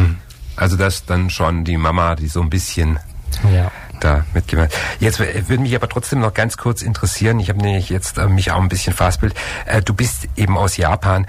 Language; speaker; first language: German; native; German